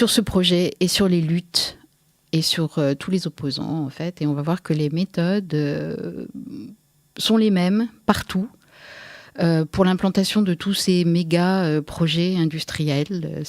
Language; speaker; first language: French; native; French